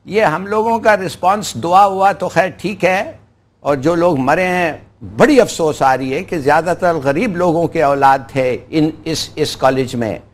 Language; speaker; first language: Urdu; non-native, local second language; Pashto